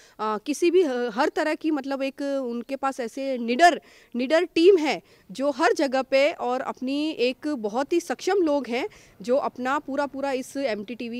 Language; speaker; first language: Hindi; native; Hindi